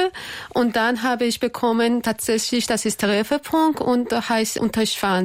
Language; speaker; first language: German; non-native, learner; Persian